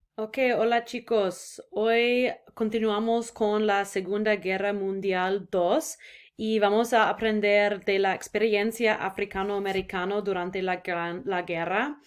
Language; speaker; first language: Spanish; non-native, fluent; English